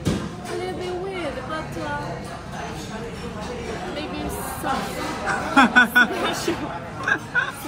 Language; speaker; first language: English; non-native, learner; Chinese